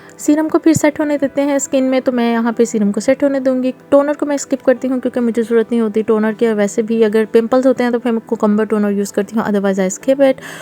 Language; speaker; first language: Urdu; native; Urdu